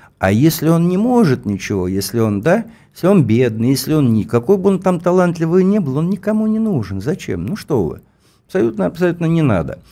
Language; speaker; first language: Russian; native; Russian